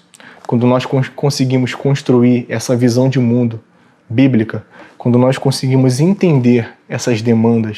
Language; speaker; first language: Portuguese; native; Portuguese